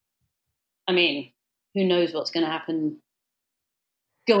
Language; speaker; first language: English; native; English